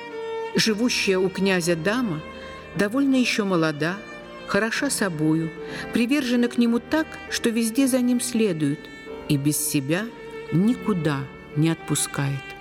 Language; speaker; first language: Russian; native; Russian